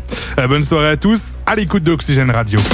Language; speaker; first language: French; native; French